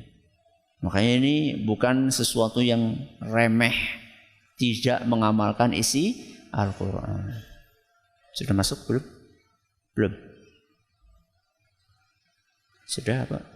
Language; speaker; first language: Indonesian; native; Indonesian